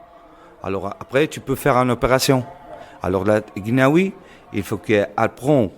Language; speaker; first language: French; non-native, local second language; Arabic